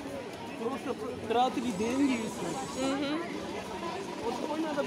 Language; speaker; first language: Russian; non-native, learner; Hindi